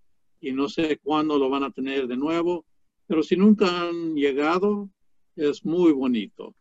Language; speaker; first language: Spanish; non-native, fluent; English